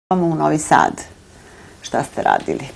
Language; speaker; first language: Serbian; native; Serbian